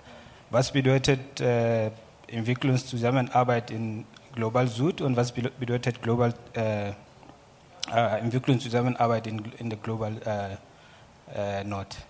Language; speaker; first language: German; non-native, learner; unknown